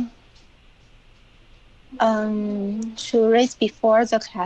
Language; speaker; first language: English; non-native, learner; Chinese